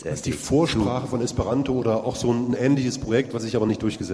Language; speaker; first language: German; native; German